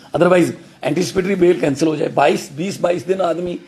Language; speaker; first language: Hindi; non-native, local second language; Punjabi